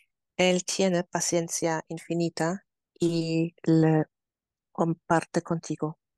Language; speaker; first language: Spanish; non-native, fluent; German